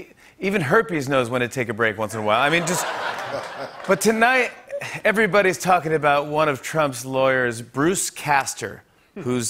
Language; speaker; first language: English; native; English